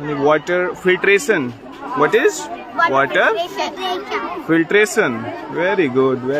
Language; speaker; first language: English; non-native, local second language; Hindi